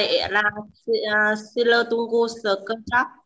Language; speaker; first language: Indonesian; non-native, learner; Vietnamese